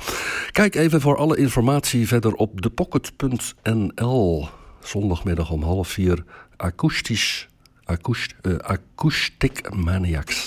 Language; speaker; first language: Dutch; native; Dutch